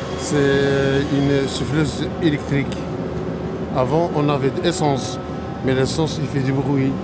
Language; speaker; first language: French; native; French